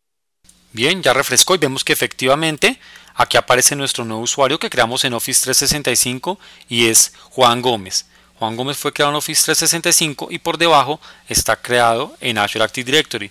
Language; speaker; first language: Spanish; native; Spanish